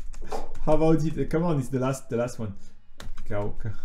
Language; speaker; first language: English; non-native, fluent; French